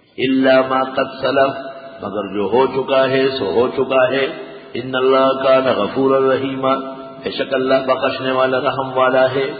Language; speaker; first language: Urdu; non-native, local second language; Pashto